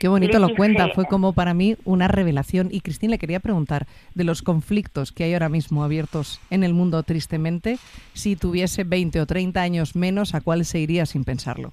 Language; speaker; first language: Spanish; native; Spanish